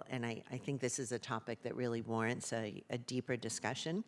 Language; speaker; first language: English; native; English